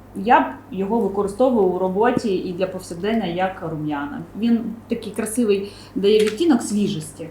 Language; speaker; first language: Ukrainian; non-native, local second language; Russian